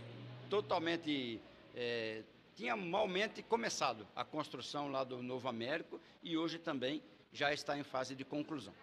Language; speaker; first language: Portuguese; native; Portuguese